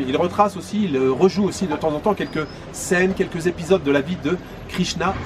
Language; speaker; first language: French; native; French